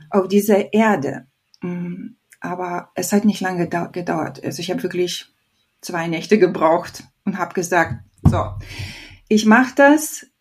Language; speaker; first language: German; non-native, fluent; Lithuanian